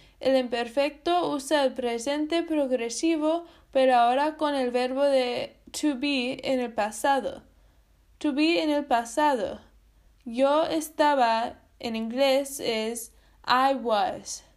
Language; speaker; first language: Spanish; non-native, learner; English